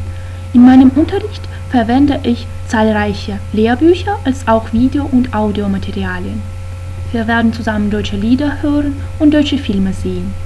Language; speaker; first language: German; non-native, fluent; Russian